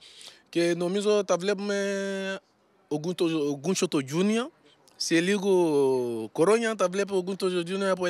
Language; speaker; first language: Greek; non-native, learner; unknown